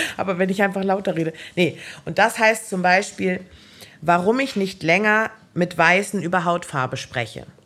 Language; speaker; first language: German; native; German